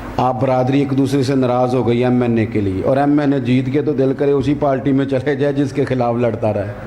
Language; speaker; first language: Urdu; non-native, local second language; Punjabi